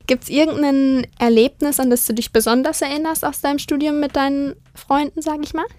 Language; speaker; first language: German; native; German